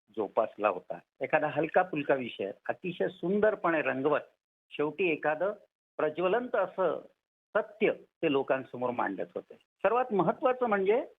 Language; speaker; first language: Marathi; native; Marathi